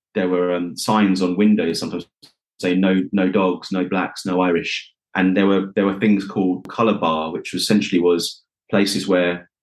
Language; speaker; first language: English; native; English